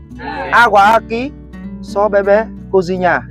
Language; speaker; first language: Portuguese; non-native, learner; Vietnamese